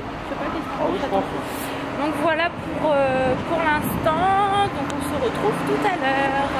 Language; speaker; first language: French; native; French